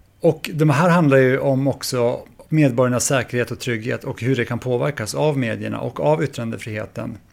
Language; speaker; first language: Swedish; native; Swedish